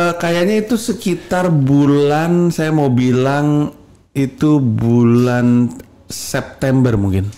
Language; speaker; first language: Indonesian; native; Indonesian